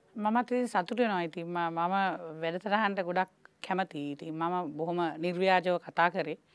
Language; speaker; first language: Sinhala; native; Sinhala